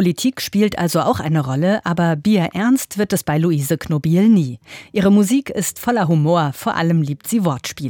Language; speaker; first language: German; native; German